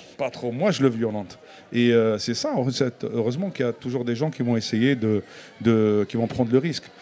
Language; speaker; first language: French; non-native, local second language; Kabyle